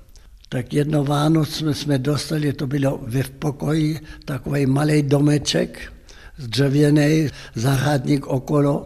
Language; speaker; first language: Czech; non-native, local second language; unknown